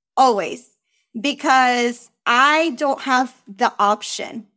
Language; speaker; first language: English; early bilingual, other home language; Spanish